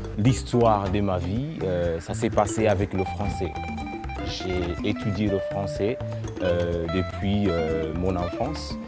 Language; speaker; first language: French; non-native, fluent; Swahili